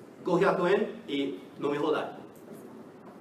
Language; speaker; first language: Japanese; non-native, learner; English